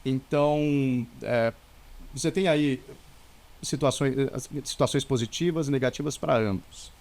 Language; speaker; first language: Portuguese; native; Portuguese